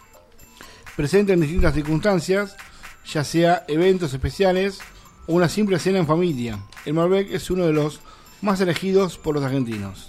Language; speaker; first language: Spanish; native; Spanish